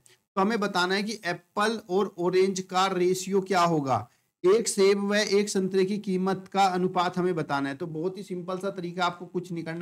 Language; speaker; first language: Hindi; native; Hindi